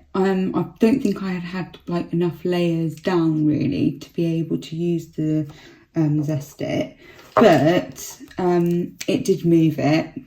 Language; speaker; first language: English; native; English